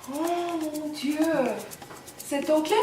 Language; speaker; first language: French; non-native, learner; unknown